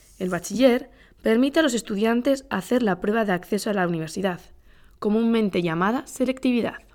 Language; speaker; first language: Spanish; native; Spanish